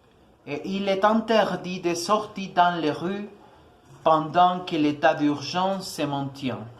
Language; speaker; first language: French; non-native, learner; Spanish